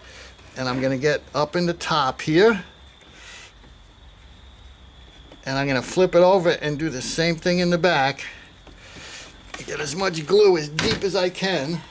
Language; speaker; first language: English; native; English